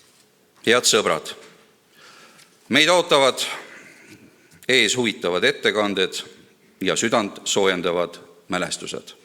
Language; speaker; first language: Estonian; native; Estonian